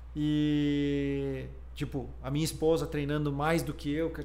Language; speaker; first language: Portuguese; native; Portuguese